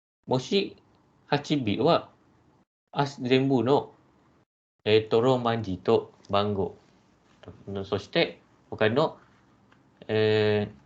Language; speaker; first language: Japanese; non-native, fluent; Malay